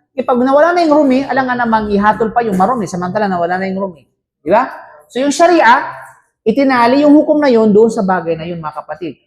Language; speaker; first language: Filipino; non-native, local second language; Cebuano